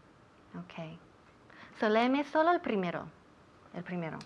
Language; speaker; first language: Spanish; non-native, fluent; English